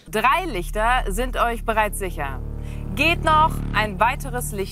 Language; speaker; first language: German; native; German